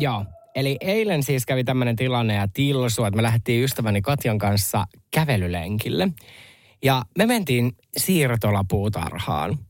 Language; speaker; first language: Finnish; native; Finnish